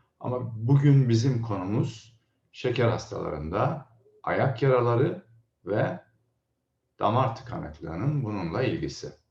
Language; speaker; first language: Turkish; native; Turkish